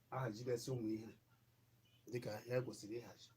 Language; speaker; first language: Igbo; native; Igbo